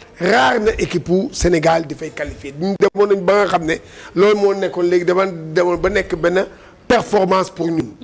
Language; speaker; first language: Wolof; native; Wolof